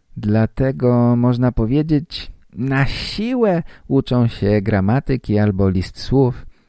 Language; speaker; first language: Polish; native; Polish